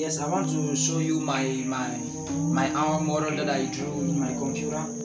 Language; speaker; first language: English; non-native, fluent; French